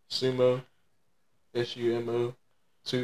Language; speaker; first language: English; native; English